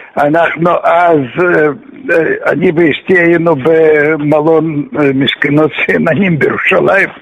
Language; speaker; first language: Hebrew; non-native, fluent; Russian